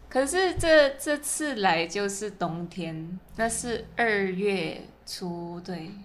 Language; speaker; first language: Chinese; non-native, fluent; Min Nan Chinese